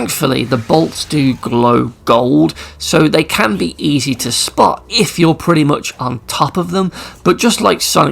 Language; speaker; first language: English; native; English